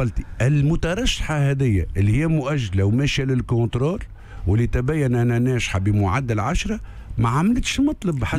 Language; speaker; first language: Arabic; native; Arabic